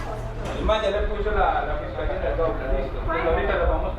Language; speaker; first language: Spanish; native; Spanish